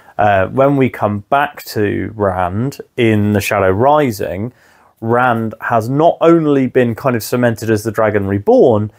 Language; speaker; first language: English; native; English